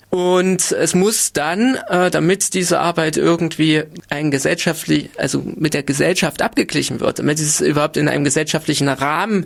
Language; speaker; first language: German; native; German